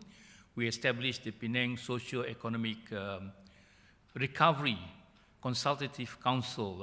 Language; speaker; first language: English; non-native, local second language; Malay